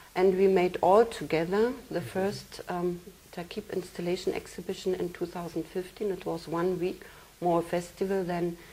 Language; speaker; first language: English; non-native, fluent; German